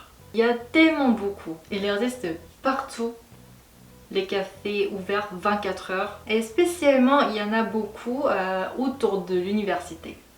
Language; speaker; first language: French; non-native, fluent; Korean